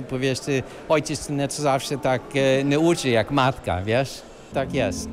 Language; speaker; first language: Polish; early bilingual, heritage; Polish